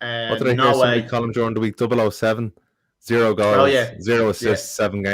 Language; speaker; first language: English; native; English